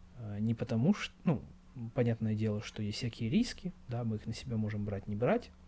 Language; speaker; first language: Russian; native; Russian